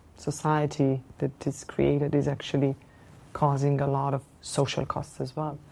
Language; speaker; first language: English; non-native, fluent; Slovenian